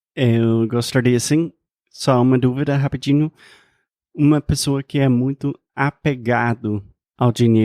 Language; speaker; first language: Portuguese; non-native, fluent; English